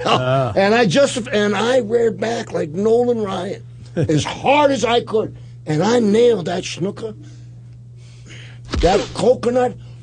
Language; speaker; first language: English; native; English